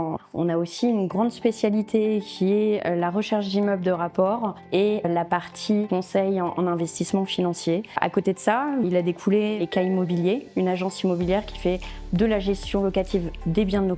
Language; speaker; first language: French; native; French